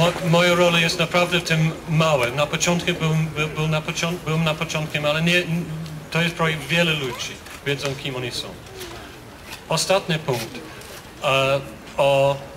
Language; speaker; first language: Polish; non-native, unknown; English